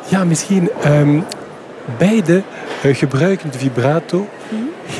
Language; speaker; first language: Dutch; non-native, fluent; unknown